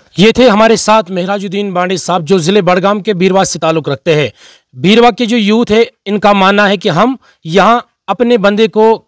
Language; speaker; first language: Hindi; non-native, local second language; Kashmiri